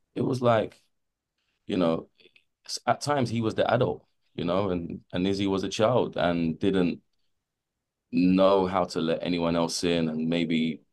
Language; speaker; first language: English; native; English